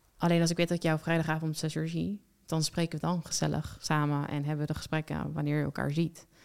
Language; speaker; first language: Dutch; native; Dutch